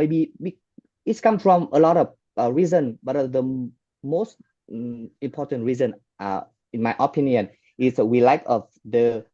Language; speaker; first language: English; non-native, fluent; Vietnamese